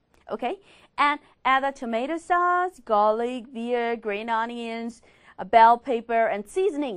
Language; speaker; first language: English; non-native, fluent; Korean